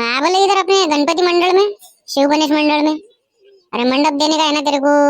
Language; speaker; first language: Hindi; non-native, local second language; Marathi